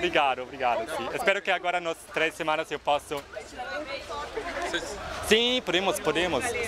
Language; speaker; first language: Portuguese; non-native, fluent; German